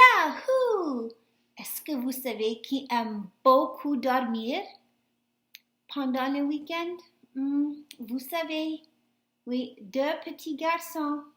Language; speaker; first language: French; non-native, fluent; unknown